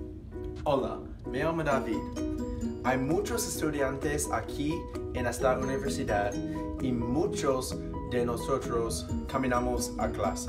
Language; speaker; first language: Spanish; non-native, learner; English